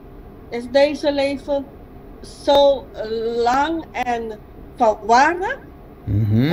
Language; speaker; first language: Dutch; non-native, local second language; Papiamento